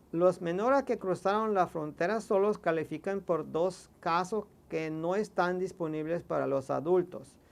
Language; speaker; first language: Spanish; non-native, fluent; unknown